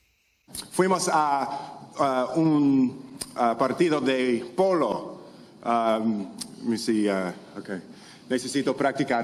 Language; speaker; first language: Spanish; non-native, learner; English